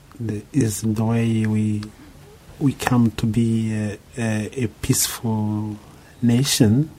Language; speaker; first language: English; non-native, local second language; Kinyarwanda